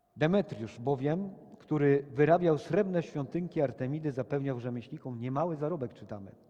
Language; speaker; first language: Polish; native; Polish